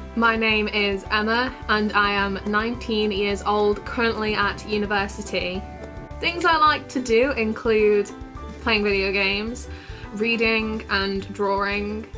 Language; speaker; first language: English; native; English